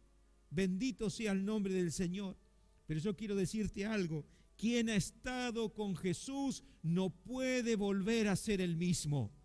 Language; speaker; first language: Spanish; native; Spanish